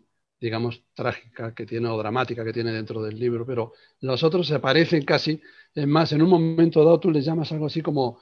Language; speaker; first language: Spanish; native; Spanish